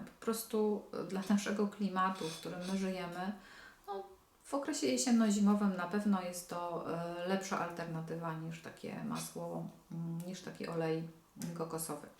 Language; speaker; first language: Polish; native; Polish